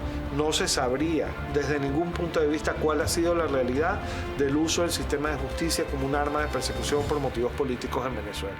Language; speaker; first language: Spanish; native; Spanish